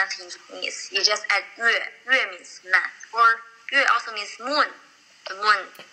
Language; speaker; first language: English; non-native, fluent; Chinese